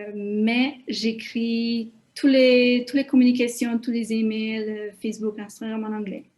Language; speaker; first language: French; non-native, fluent; Hungarian